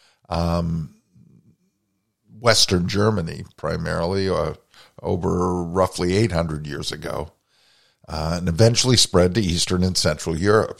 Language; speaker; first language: English; native; English